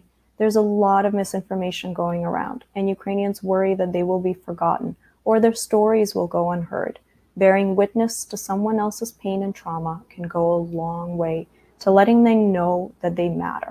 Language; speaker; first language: English; early bilingual, other home language; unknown